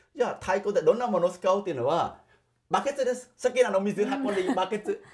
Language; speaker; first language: Japanese; non-native, fluent; Khmer